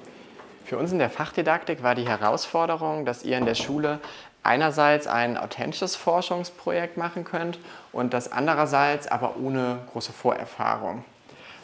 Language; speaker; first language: German; native; German